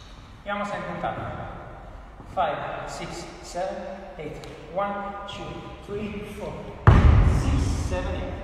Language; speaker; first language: Spanish; non-native, fluent; Italian